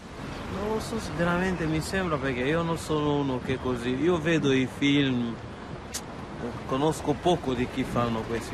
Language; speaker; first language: Italian; non-native, fluent; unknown